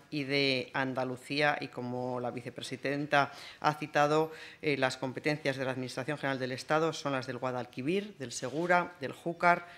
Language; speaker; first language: Spanish; native; Spanish